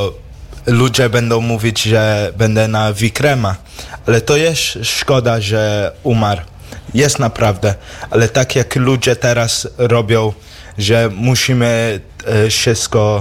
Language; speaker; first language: Polish; early bilingual, heritage; English